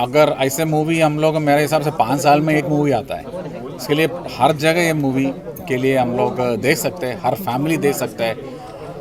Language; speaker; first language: Hindi; non-native, local second language; Malayalam